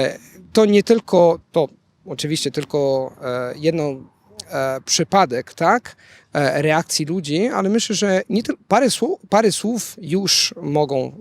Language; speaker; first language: Polish; non-native, fluent; Italian